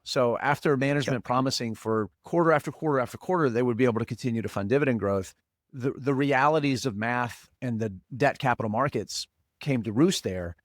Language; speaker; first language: English; native; English